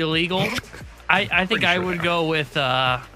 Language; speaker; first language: English; native; English